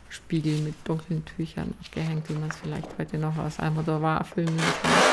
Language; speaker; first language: German; early bilingual, other home language; Romanian